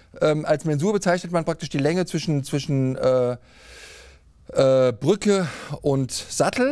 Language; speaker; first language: German; native; German